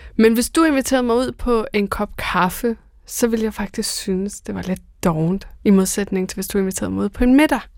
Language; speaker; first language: Danish; early bilingual, other home language; Persian